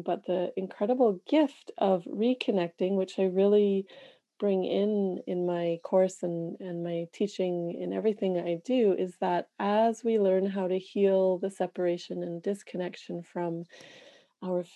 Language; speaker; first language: English; native; English